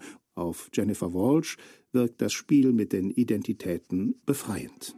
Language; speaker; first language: German; native; German